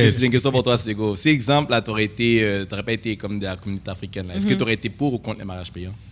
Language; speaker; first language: French; early bilingual, other home language; Haitian Creole